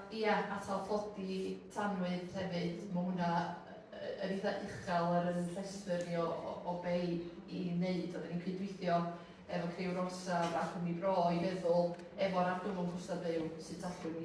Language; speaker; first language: Welsh; native; Welsh